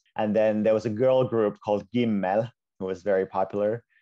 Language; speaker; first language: English; non-native, fluent; Finnish